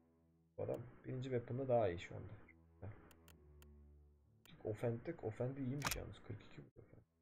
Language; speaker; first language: Turkish; native; Turkish